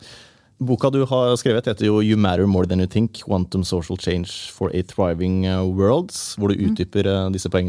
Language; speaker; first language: Norwegian; native; Norwegian